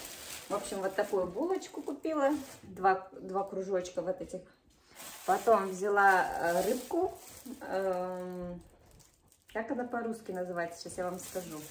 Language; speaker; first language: Russian; native; Russian